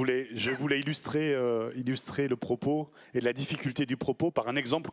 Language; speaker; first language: French; native; French